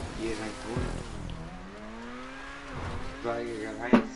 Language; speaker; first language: German; non-native, learner; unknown